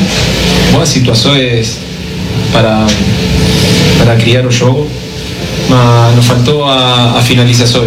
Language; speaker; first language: Portuguese; non-native, fluent; Spanish